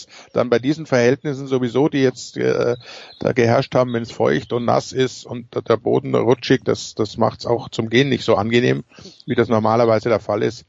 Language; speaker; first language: German; native; German